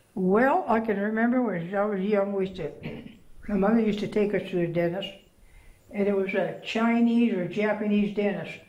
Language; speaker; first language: English; native; English